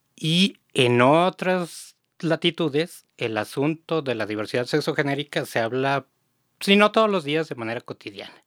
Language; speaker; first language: Spanish; native; Spanish